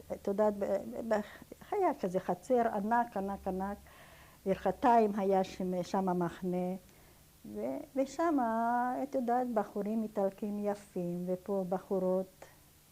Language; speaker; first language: Hebrew; non-native, fluent; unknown